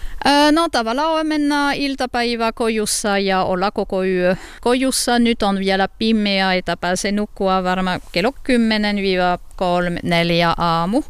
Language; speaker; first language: Finnish; non-native, fluent; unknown